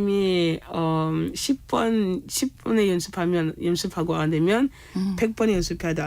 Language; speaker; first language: Korean; non-native, fluent; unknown